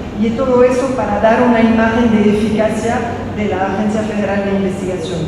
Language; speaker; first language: Spanish; non-native, fluent; French